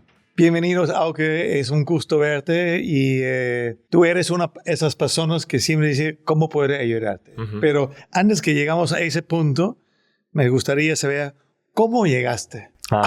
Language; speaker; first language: Spanish; non-native, fluent; Danish